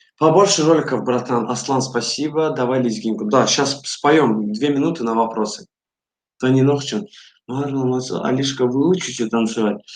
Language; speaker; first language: Russian; non-native, fluent; Azerbaijani